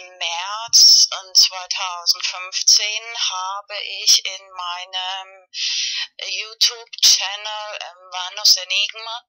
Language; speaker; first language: German; non-native, learner; Spanish